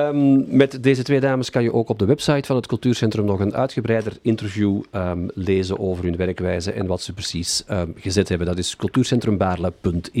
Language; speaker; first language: Dutch; native; Dutch